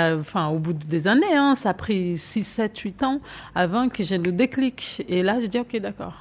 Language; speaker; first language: French; non-native, fluent; Portuguese